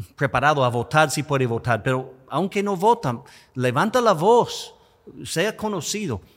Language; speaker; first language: Spanish; non-native, fluent; English